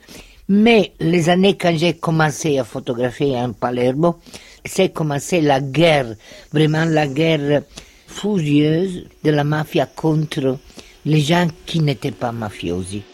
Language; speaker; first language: French; non-native, fluent; Italian